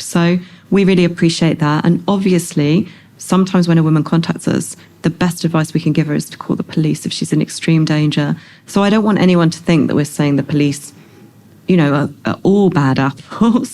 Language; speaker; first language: English; native; English